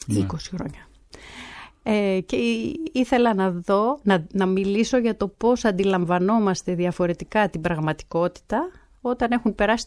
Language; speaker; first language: Greek; native; Greek